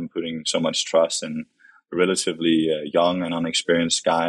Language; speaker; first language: English; non-native, fluent; Danish